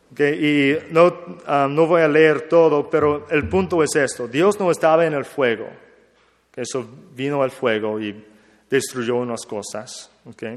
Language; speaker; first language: Spanish; non-native, learner; English